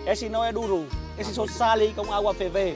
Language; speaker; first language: Portuguese; non-native, learner; Vietnamese